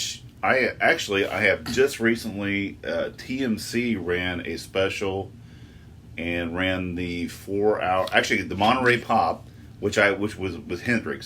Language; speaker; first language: English; native; English